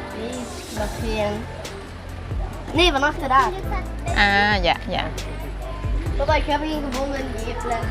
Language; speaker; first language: Dutch; non-native, learner; Thai